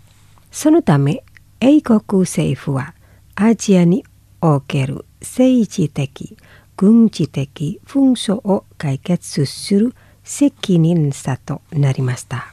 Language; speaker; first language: Japanese; non-native, fluent; Indonesian